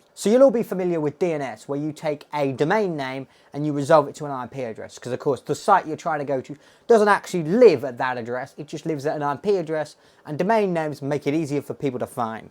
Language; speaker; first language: English; native; English